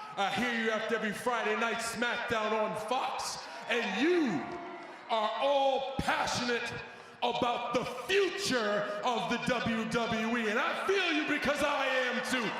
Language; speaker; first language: English; native; English